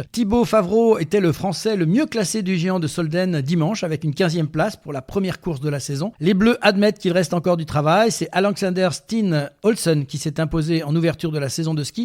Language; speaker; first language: French; native; French